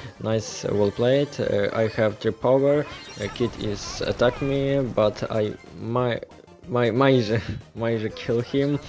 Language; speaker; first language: English; non-native, learner; Ukrainian